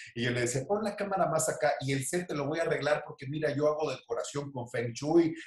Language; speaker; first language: Spanish; native; Spanish